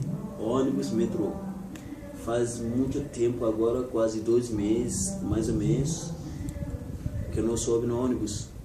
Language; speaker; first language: Portuguese; non-native, learner; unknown